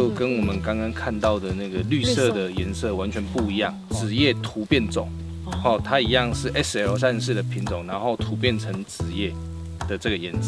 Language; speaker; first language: Chinese; native; Chinese